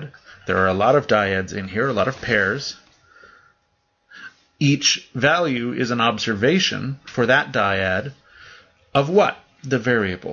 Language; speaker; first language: English; native; English